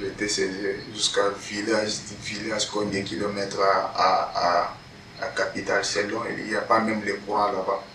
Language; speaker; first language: French; non-native, learner; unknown